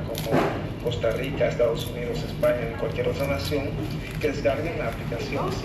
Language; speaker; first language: Spanish; native; Spanish